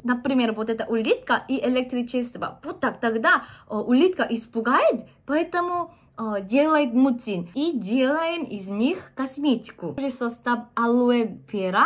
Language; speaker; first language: Russian; non-native, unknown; Korean